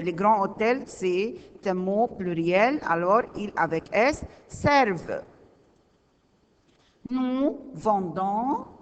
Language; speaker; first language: French; non-native, learner; Arabic